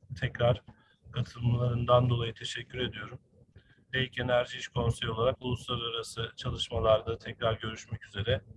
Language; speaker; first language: Turkish; native; Turkish